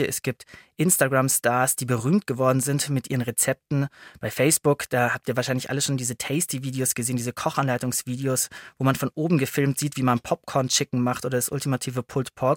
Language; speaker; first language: German; native; German